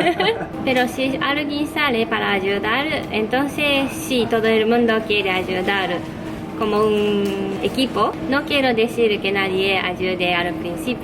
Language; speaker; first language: Spanish; non-native, fluent; Japanese